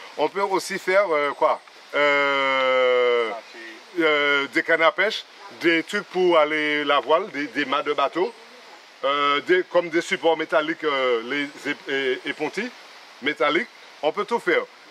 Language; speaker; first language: French; native; French